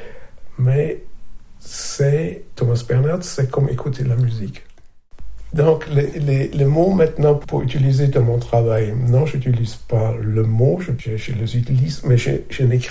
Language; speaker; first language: French; non-native, fluent; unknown